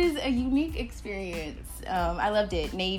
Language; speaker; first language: English; native; English